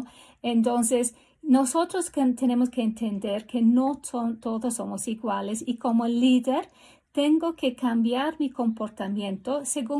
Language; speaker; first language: Spanish; non-native, fluent; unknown